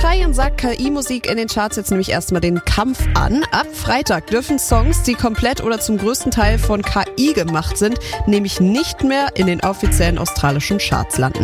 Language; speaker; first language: German; native; German